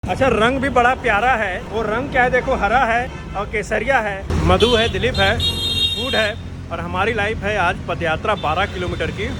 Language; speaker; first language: Hindi; native; Hindi